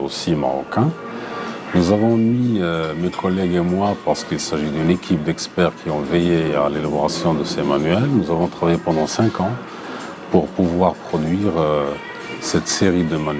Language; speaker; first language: French; non-native, local second language; Arabic